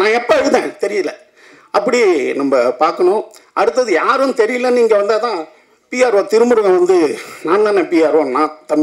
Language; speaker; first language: Tamil; native; Tamil